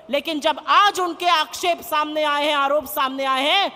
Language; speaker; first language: Hindi; native; Hindi